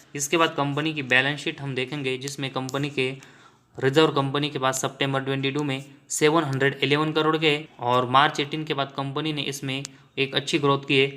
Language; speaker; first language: Hindi; non-native, local second language; Marathi